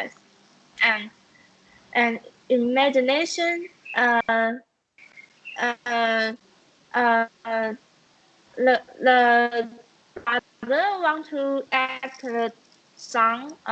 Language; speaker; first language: English; non-native, learner; Chinese